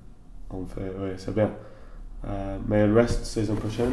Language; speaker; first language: French; non-native, learner; English